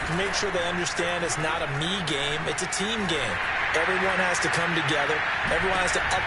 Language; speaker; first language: English; native; English